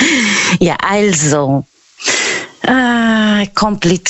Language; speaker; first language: German; non-native, learner; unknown